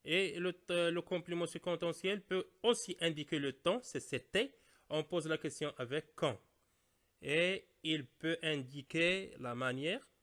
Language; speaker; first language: French; non-native, local second language; Arabic